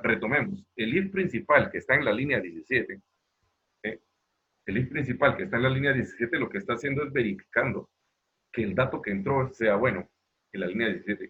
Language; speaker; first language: Spanish; native; Spanish